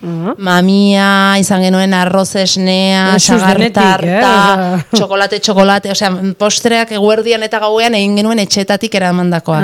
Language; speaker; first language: Basque; native; Basque